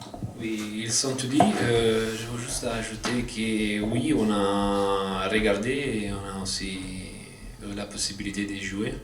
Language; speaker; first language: French; non-native, fluent; Italian